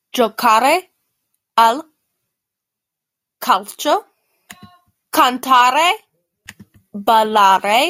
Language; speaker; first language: Italian; non-native, learner; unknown